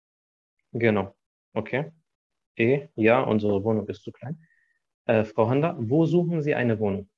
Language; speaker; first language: German; non-native, fluent; Arabic